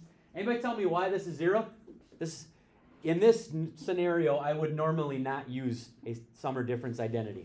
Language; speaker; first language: English; native; English